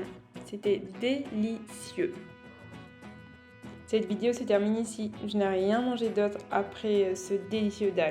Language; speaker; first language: French; native; French